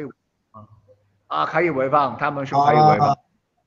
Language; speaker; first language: Chinese; non-native, local second language; Cantonese